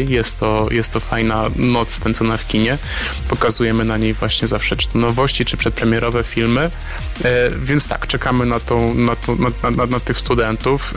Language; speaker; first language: Polish; native; Polish